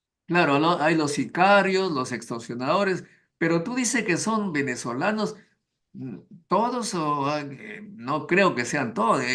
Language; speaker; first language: Spanish; native; Spanish